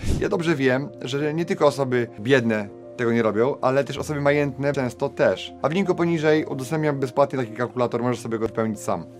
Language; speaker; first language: Polish; native; Polish